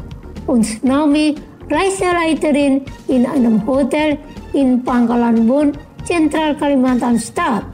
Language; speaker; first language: German; non-native, fluent; Indonesian